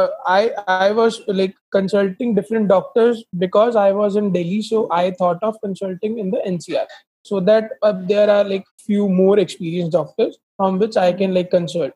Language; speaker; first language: English; non-native, local second language; Hindi